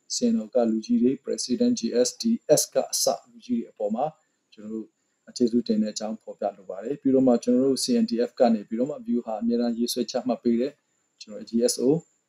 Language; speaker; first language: Burmese; non-native, local second language; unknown